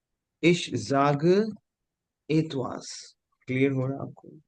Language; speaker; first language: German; non-native, fluent; Hindi